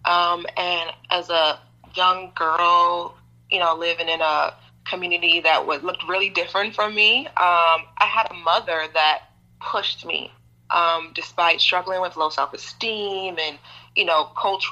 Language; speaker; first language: English; native; English